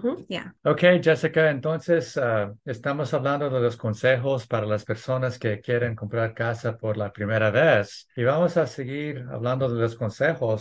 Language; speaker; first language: Spanish; early bilingual, heritage; English